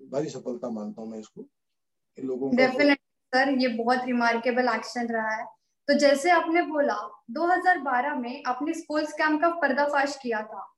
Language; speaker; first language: Hindi; non-native, local second language; Marathi